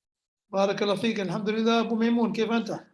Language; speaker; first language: Arabic; non-native, fluent; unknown